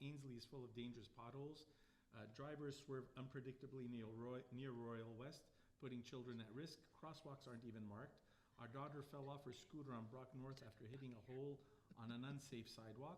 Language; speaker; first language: English; native; English